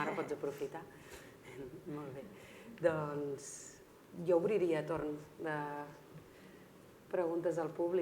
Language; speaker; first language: Catalan; native; Catalan